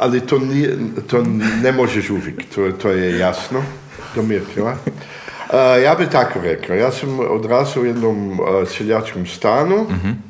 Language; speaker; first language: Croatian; early bilingual, heritage; Croatian